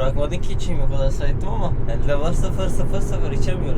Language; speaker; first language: Turkish; native; Turkish